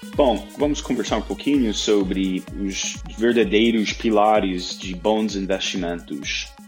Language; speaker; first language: Portuguese; non-native, fluent; English